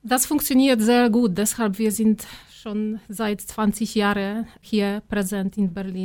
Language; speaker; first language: German; non-native, fluent; Polish